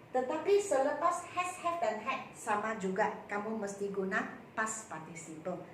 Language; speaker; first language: Malay; non-native, local second language; Chinese